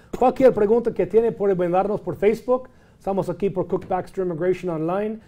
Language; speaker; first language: Spanish; non-native, fluent; English